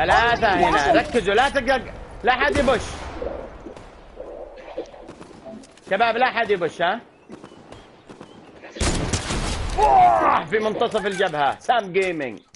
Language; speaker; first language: Arabic; native; Arabic